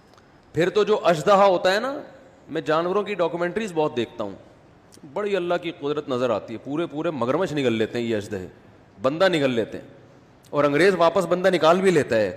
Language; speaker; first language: Urdu; native; Urdu